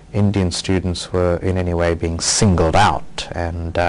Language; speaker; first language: English; native; English